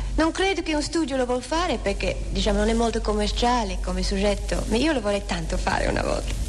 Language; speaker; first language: Italian; non-native, learner; French